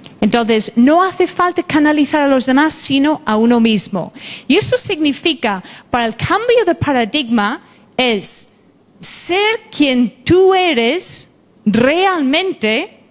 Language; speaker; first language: Spanish; non-native, fluent; English